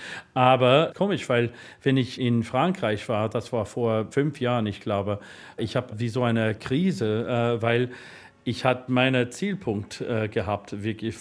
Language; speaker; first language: German; non-native, fluent; English